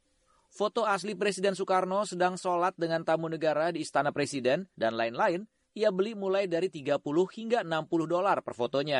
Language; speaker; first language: Indonesian; native; Indonesian